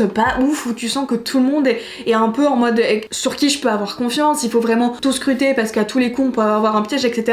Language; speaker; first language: French; native; French